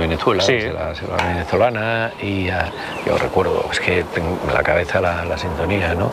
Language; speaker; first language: Spanish; native; Spanish